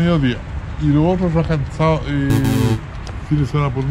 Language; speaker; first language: Spanish; native; Spanish